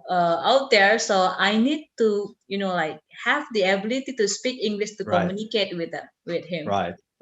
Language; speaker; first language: English; non-native, fluent; Indonesian